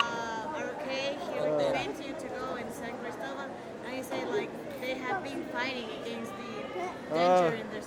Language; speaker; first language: English; non-native, fluent; Spanish